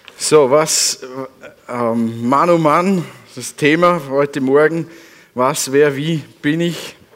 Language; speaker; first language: German; native; German